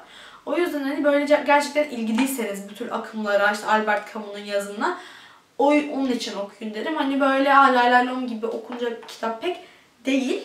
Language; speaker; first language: Turkish; early bilingual, heritage; Turkish